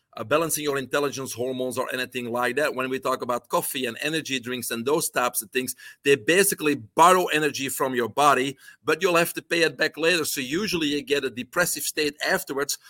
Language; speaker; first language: English; non-native, fluent; Dutch